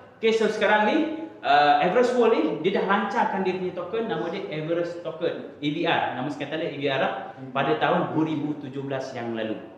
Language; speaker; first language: Malay; native; Malay